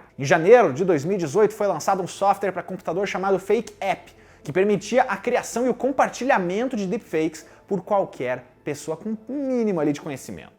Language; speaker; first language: Portuguese; native; Portuguese